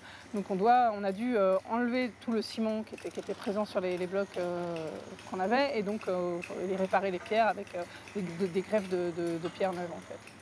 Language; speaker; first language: French; native; French